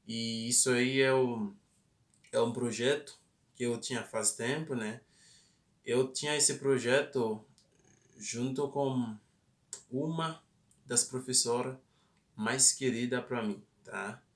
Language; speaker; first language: Portuguese; non-native, fluent; Haitian Creole